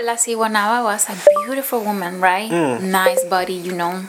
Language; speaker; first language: English; non-native, fluent; Spanish